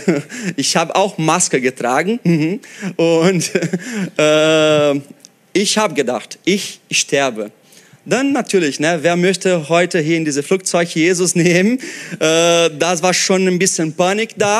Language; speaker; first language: German; non-native, fluent; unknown